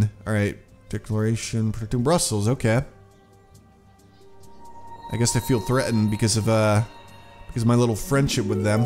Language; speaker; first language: English; native; English